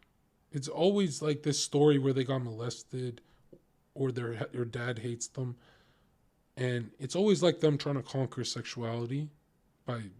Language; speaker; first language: English; native; English